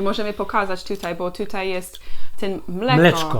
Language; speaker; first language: Polish; non-native, learner; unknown